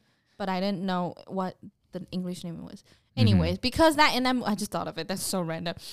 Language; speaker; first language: English; native; English